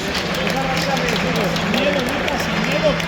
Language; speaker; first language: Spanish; non-native, local second language; Catalan